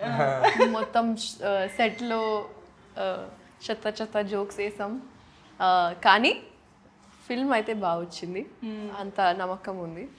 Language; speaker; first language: Telugu; non-native, local second language; Urdu